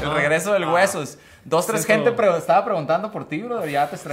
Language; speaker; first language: Spanish; native; Spanish